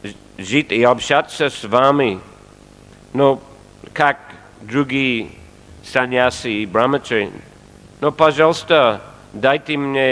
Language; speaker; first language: Russian; non-native, fluent; English